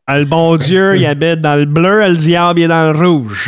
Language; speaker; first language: French; native; French